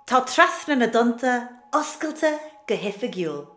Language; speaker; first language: Irish; non-native, local second language; English